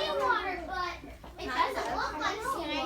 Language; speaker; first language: English; native; English